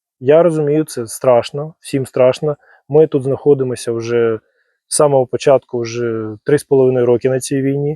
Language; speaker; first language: Ukrainian; non-native, local second language; Russian